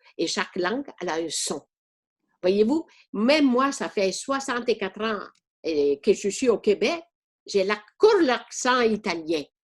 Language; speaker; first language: French; non-native, fluent; Italian